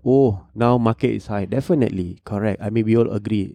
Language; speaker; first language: English; non-native, local second language; Malay